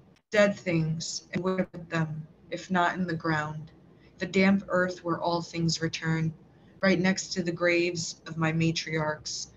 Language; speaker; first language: English; early bilingual, other home language; Portuguese